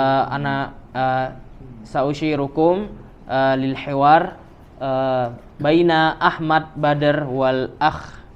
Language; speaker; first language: Arabic; non-native, fluent; Indonesian